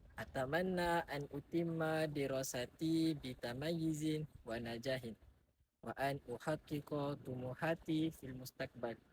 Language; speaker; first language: Arabic; non-native, learner; Malay